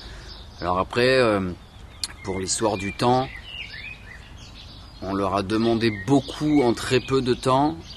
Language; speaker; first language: French; native; French